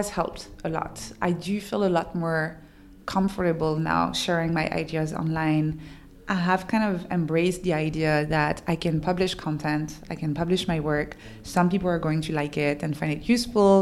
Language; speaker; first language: English; non-native, fluent; French